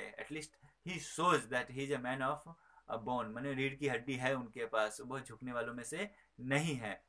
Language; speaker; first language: Hindi; native; Hindi